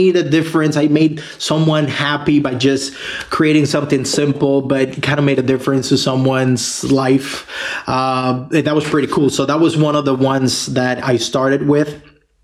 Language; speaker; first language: English; non-native, fluent; Spanish